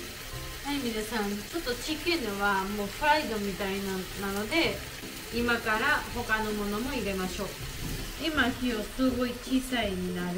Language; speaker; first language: Japanese; non-native, learner; Georgian